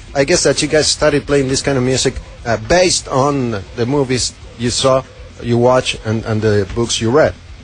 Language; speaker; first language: English; non-native, fluent; Spanish